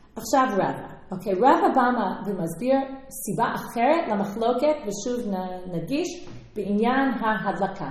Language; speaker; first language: Hebrew; non-native, fluent; English